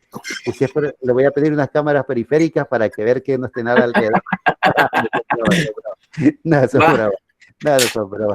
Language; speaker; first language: Spanish; native; Spanish